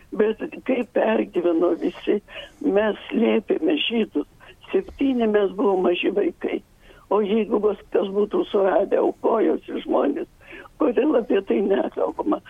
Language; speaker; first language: Lithuanian; native; Lithuanian